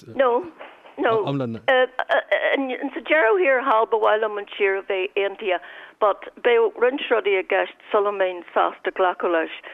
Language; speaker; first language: Irish; non-native, local second language; English